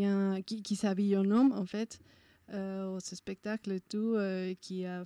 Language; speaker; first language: French; non-native, fluent; Spanish